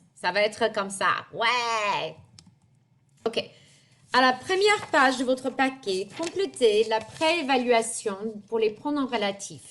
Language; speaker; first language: French; non-native, fluent; English